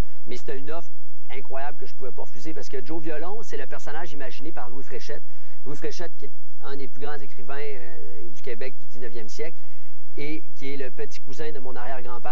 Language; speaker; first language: French; native; French